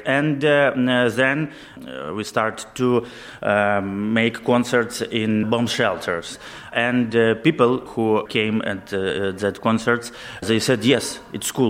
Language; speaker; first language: English; non-native, learner; Ukrainian